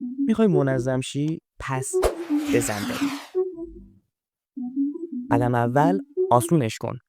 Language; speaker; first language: Persian; native; Persian